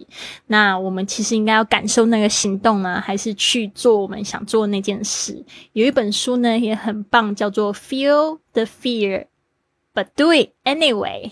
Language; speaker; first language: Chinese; native; Chinese